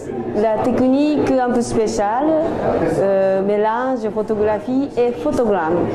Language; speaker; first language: French; non-native, learner; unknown